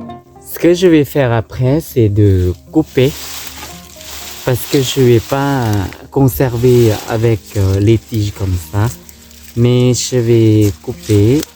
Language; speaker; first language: French; non-native, learner; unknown